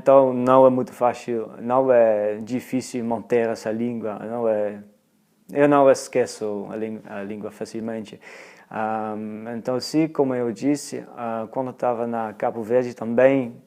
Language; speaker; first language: Portuguese; non-native, fluent; Dutch